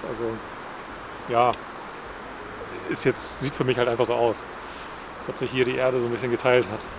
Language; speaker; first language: German; native; German